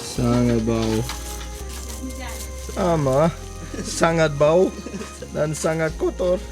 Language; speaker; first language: Indonesian; non-native, learner; English